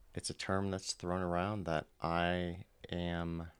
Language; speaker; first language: English; native; English